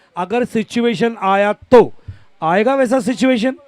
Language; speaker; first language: Hindi; non-native, local second language; Marathi